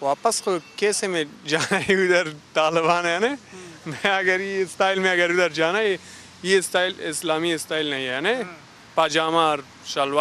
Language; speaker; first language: Hindi; non-native, learner; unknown